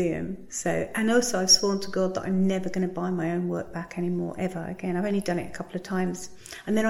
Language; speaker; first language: English; native; English